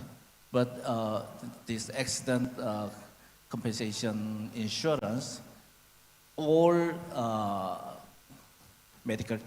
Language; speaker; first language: English; non-native, learner; Korean